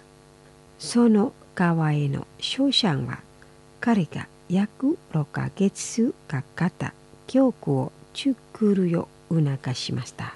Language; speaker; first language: Japanese; non-native, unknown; Indonesian